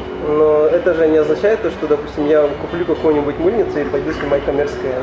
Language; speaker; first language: Russian; native; Russian